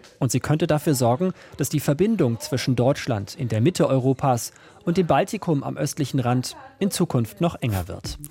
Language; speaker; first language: German; native; German